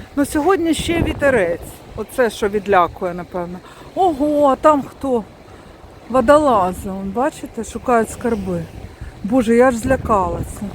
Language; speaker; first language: Ukrainian; non-native, local second language; Russian